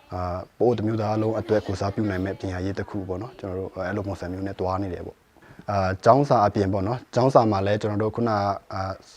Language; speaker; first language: Burmese; non-native, local second language; Pa'o Karen